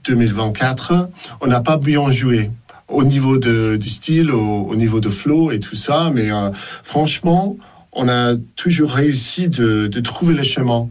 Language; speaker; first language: French; non-native, fluent; English